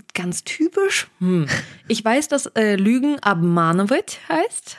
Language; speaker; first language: German; early bilingual, other home language; Russian